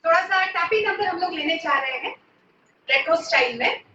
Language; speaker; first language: Hindi; non-native, local second language; Bangla